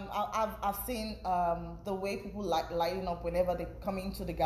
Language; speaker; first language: English; non-native, local second language; Yoruba